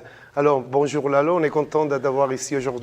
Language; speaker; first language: French; non-native, fluent; Spanish